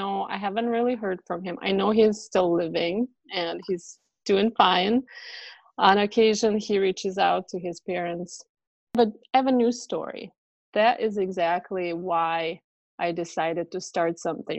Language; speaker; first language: English; non-native, fluent; Russian